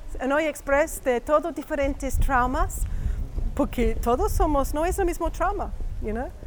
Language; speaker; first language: Spanish; non-native, fluent; English